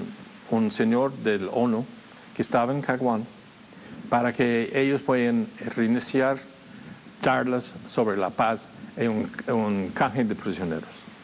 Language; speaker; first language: Spanish; non-native, fluent; English